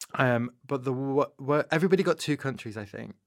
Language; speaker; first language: English; native; English